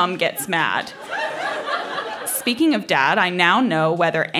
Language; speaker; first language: English; native; English